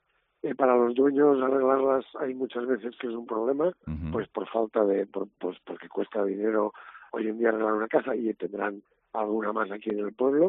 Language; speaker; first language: Spanish; native; Spanish